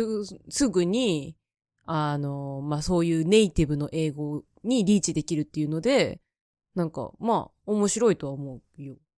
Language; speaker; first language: Japanese; native; Japanese